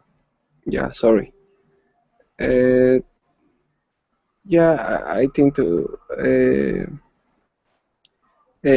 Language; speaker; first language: English; non-native, learner; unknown